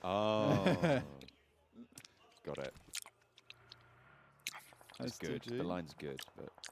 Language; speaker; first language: English; native; English